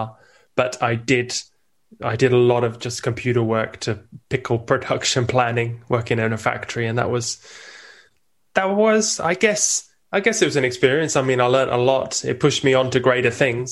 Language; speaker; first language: English; native; English